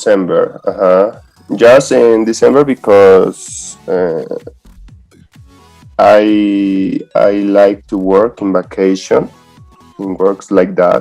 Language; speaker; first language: English; non-native, learner; Spanish